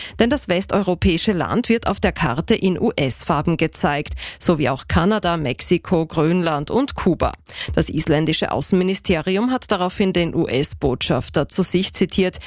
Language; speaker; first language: German; native; German